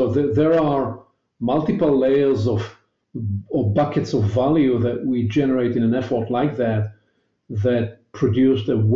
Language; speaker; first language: English; non-native, fluent; Hebrew